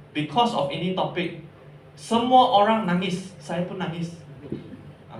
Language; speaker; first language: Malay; non-native, local second language; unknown